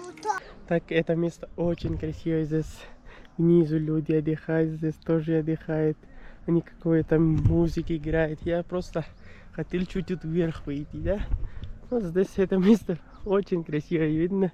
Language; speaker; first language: Russian; non-native, learner; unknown